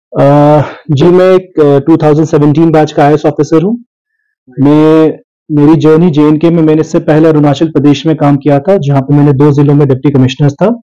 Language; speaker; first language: Hindi; non-native, local second language; Sherpa